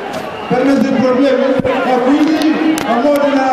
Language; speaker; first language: Italian; non-native, learner; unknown